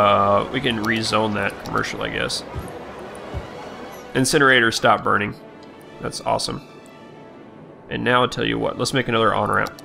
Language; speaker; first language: English; native; English